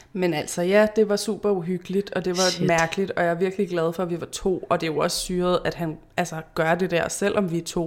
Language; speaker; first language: Danish; native; Danish